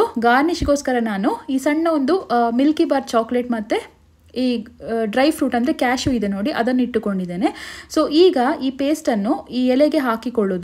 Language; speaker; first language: Kannada; native; Kannada